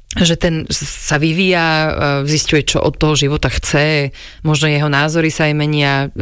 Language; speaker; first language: Slovak; early bilingual, other home language; English